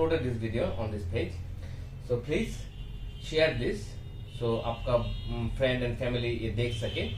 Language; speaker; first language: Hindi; non-native, learner; Bangla